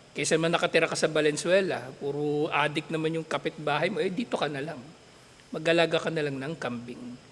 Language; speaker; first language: Filipino; native; Filipino